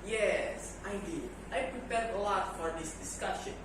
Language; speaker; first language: English; non-native, learner; Indonesian